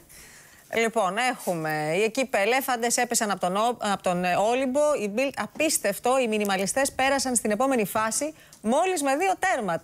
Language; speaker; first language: Greek; native; Greek